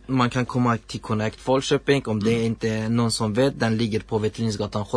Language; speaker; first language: Swedish; non-native, learner; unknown